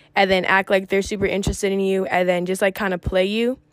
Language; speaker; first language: English; early bilingual, other home language; Greek